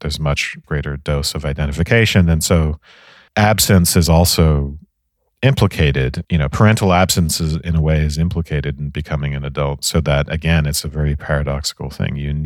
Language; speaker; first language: English; native; English